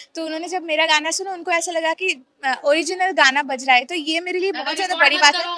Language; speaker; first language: Hindi; non-native, local second language; Bangla